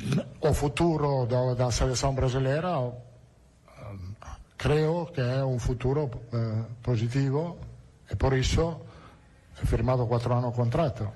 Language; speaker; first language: Portuguese; non-native, learner; Italian